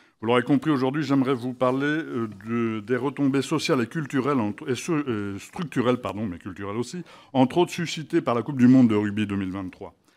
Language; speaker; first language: French; native; French